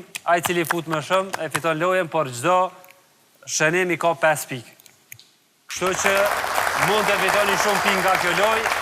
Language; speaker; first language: Albanian; native; Albanian